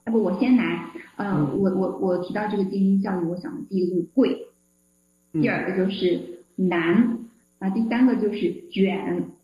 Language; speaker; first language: Chinese; native; Chinese